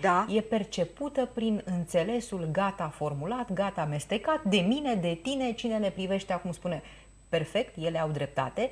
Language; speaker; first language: Romanian; native; Romanian